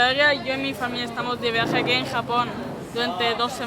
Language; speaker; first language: Spanish; early bilingual, other home language; Hebrew